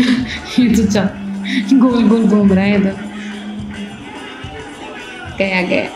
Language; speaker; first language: Spanish; non-native, learner; Hindi